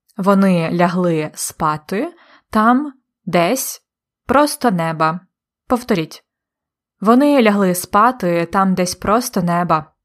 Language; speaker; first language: Ukrainian; native; Ukrainian